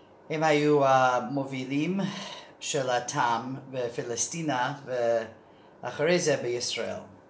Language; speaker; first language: Hebrew; non-native, learner; English